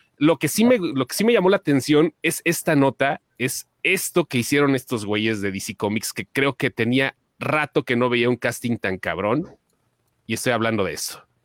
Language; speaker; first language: Spanish; native; Spanish